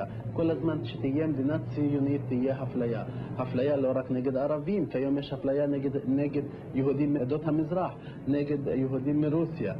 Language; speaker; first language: Hebrew; non-native, local second language; Arabic